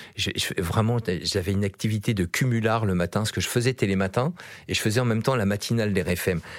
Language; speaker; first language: French; native; French